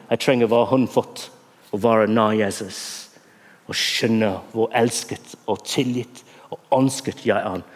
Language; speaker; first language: Norwegian; non-native, fluent; English